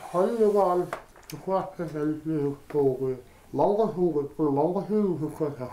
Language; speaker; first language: Mongolian; non-native, learner; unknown